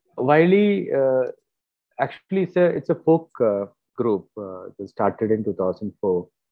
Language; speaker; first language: English; non-native, local second language; Malayalam